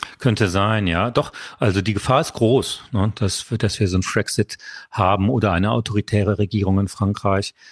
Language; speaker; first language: German; early bilingual, other home language; French